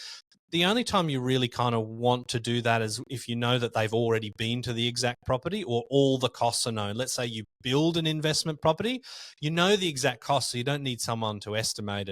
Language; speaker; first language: English; native; English